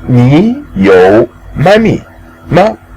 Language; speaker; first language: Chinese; non-native, fluent; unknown